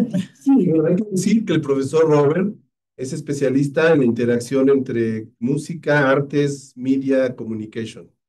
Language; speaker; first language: Spanish; native; Spanish